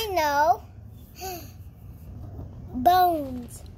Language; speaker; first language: English; early bilingual, other home language; Russian